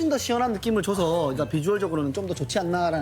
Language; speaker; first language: Korean; native; Korean